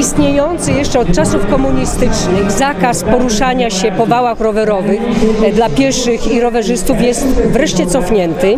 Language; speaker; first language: Polish; native; Polish